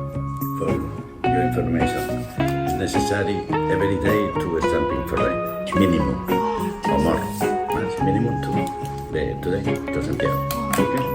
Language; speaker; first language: English; non-native, learner; Spanish